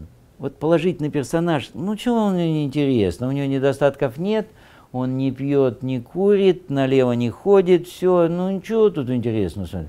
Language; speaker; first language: Russian; native; Russian